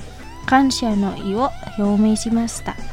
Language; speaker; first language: Japanese; non-native, fluent; Indonesian